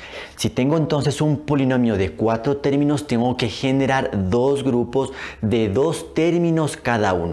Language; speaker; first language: Spanish; native; Spanish